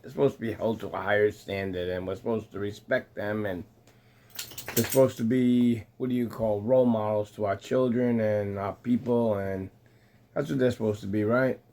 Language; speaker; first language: English; native; English